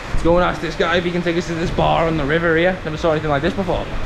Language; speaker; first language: English; native; English